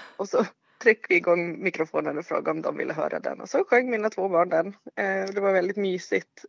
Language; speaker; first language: Swedish; native; Swedish